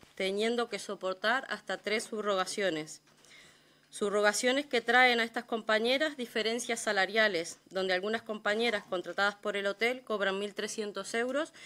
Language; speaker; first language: Spanish; native; Spanish